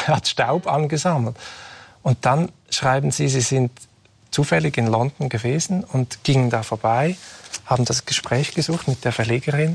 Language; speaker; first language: German; native; German